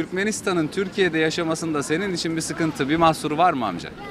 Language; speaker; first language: Turkish; native; Turkish